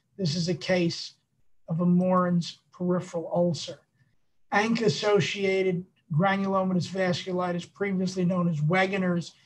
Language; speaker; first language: English; native; English